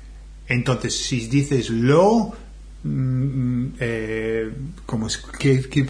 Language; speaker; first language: Spanish; non-native, fluent; English